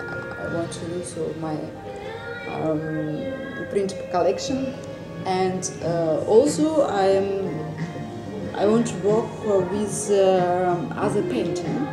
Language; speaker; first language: English; non-native, learner; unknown